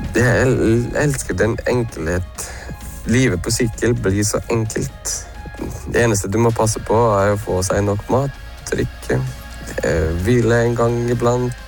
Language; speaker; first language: Norwegian; non-native, fluent; Lithuanian